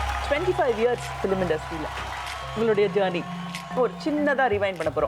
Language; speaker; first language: Tamil; native; Tamil